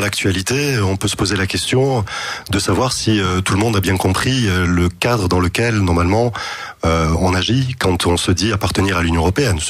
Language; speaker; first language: French; native; French